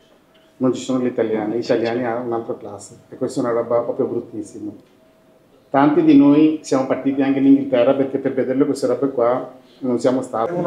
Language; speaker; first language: Italian; early bilingual, other home language; Bangla